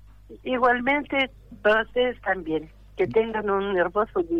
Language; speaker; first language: Spanish; non-native, fluent; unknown